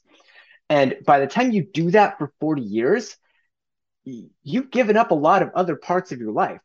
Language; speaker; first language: English; native; English